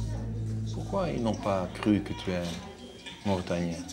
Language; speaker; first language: French; non-native, learner; Dutch